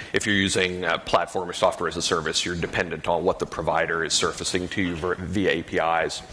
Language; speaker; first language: English; native; English